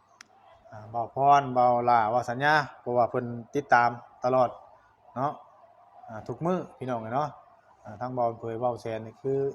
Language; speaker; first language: Thai; non-native, local second language; Lao